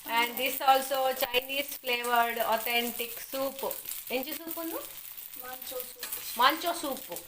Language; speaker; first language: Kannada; non-native, local second language; Tulu